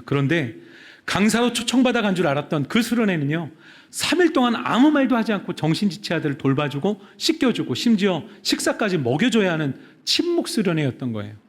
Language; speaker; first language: Korean; native; Korean